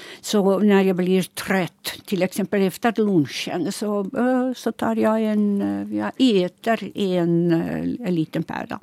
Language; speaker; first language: Swedish; non-native, local second language; Finnish